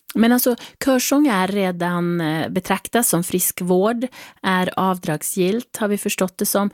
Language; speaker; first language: Swedish; native; Swedish